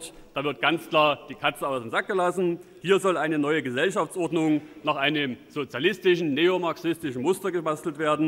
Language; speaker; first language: German; native; German